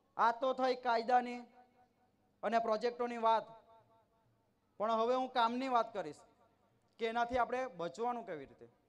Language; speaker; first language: Gujarati; non-native, local second language; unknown